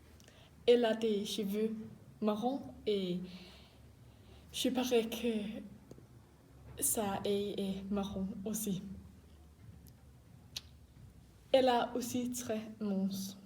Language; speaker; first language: French; non-native, learner; Danish